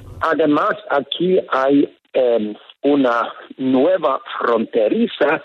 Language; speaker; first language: Spanish; non-native, fluent; Norwegian